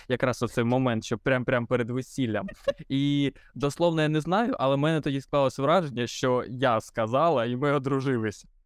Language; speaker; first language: Ukrainian; non-native, local second language; Russian